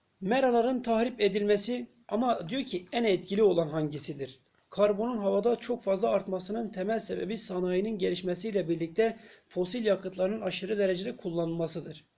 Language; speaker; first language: Turkish; native; Turkish